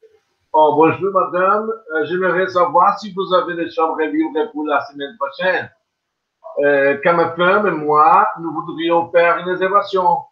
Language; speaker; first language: French; non-native, learner; Portuguese